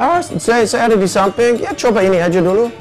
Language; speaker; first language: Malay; non-native, fluent; English